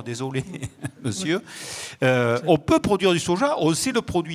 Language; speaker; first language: French; native; French